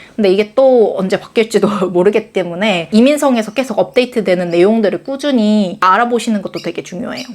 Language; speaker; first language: Korean; native; Korean